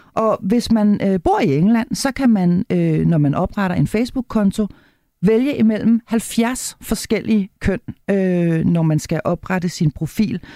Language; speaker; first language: Danish; native; Danish